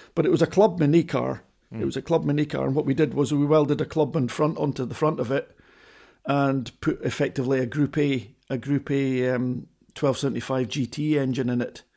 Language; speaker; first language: English; native; English